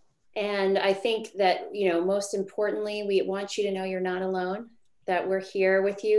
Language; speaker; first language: English; native; English